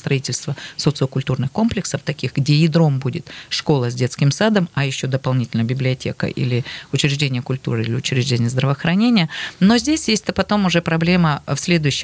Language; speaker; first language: Russian; native; Russian